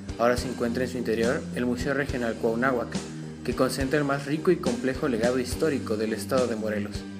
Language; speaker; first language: Spanish; native; Spanish